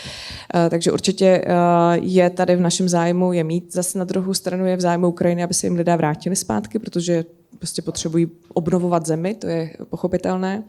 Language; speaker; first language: Czech; native; Czech